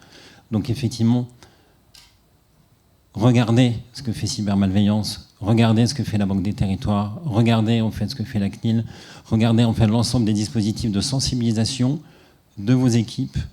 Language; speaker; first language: French; native; French